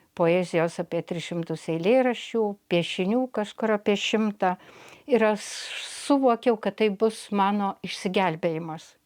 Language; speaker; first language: Lithuanian; native; Lithuanian